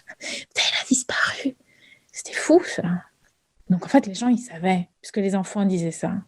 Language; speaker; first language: French; early bilingual, other home language; Spanish